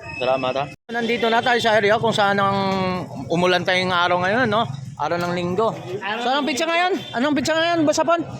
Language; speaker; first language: Filipino; native; Filipino